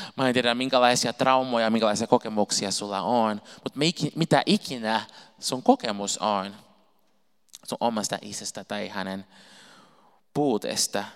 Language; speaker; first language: Finnish; non-native, fluent; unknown